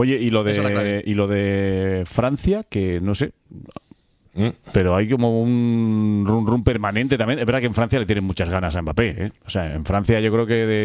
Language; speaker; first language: Spanish; native; Spanish